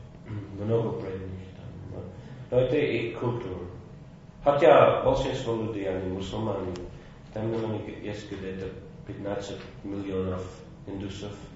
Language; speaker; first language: Russian; non-native, fluent; English